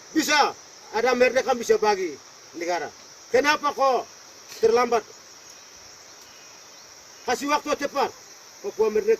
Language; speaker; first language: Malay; non-native, local second language; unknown